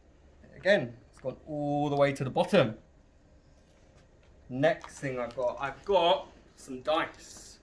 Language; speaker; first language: English; native; English